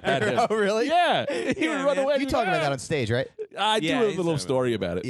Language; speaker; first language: English; native; English